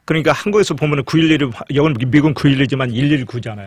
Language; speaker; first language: Korean; native; Korean